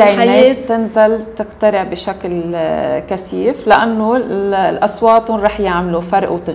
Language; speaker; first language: Arabic; native; Arabic